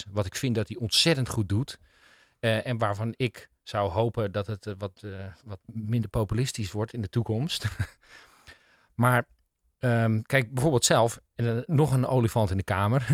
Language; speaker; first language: Dutch; native; Dutch